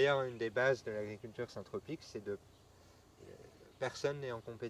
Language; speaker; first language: French; native; French